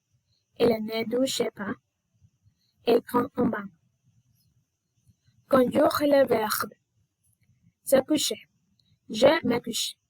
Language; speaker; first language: French; non-native, learner; Spanish